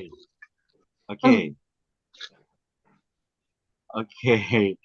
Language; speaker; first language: English; non-native, learner; Indonesian